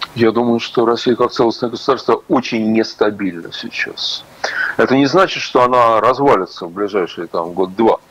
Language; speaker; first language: Russian; native; Russian